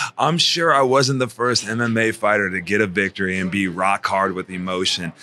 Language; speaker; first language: English; native; English